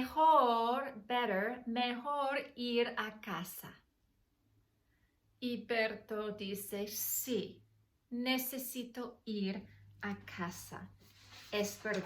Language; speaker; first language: Spanish; non-native, fluent; English